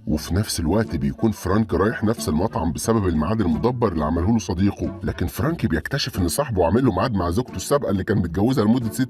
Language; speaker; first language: Arabic; native; Arabic